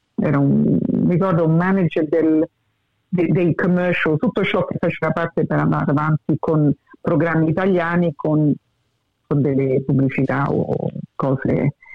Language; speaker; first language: Italian; early bilingual, heritage; English